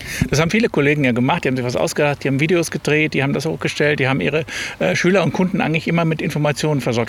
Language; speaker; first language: German; native; German